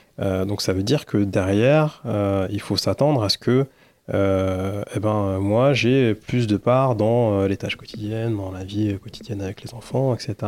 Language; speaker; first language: French; early bilingual, other home language; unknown